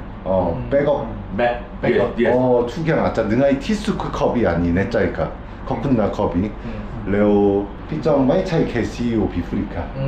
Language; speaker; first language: Thai; non-native, learner; Korean